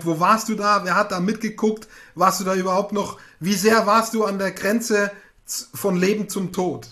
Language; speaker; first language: German; native; German